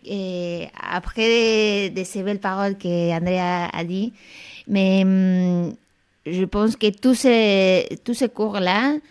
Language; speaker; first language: French; non-native, fluent; Spanish